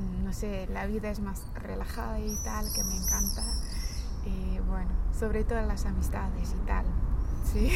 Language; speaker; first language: Spanish; non-native, fluent; English